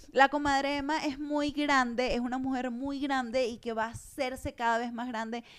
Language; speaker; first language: Spanish; native; Spanish